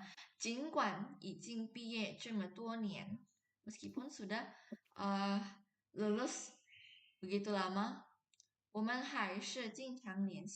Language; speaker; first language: Chinese; non-native, fluent; Indonesian